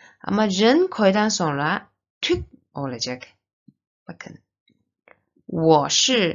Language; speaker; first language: Turkish; non-native, learner; Chinese